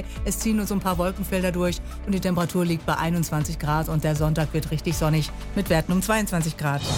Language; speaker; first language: German; native; German